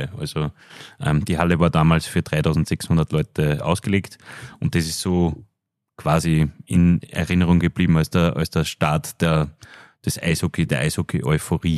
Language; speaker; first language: German; native; German